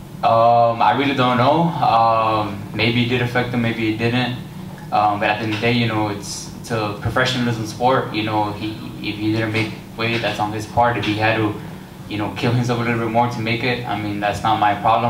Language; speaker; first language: English; early bilingual, other home language; Spanish